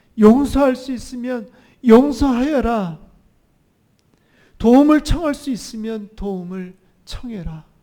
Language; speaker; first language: Korean; native; Korean